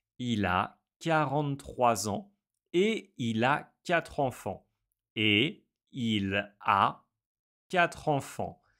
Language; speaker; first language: French; native; French